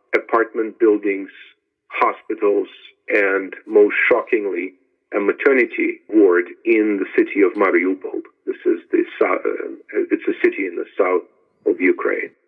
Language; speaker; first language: English; non-native, fluent; Ukrainian